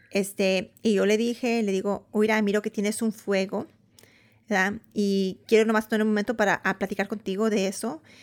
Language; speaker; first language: Spanish; early bilingual, heritage; Spanish